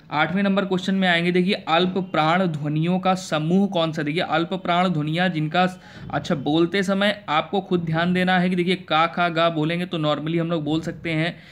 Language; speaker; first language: Hindi; native; Hindi